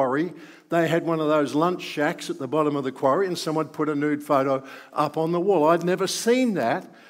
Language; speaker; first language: English; native; English